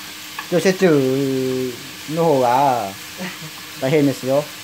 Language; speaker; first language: Japanese; non-native, learner; Vietnamese